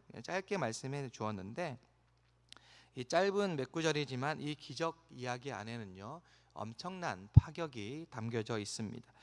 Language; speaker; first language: Korean; native; Korean